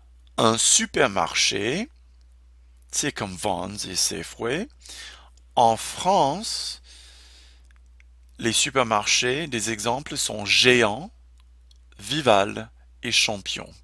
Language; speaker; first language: French; non-native, fluent; English